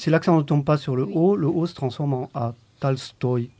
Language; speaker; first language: French; native; French